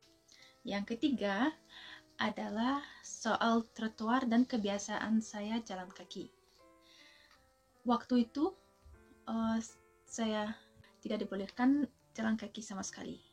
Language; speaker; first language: Indonesian; non-native, fluent; Russian